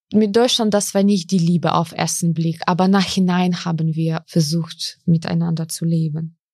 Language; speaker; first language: German; non-native, fluent; Ukrainian